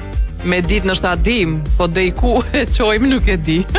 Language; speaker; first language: Albanian; native; Albanian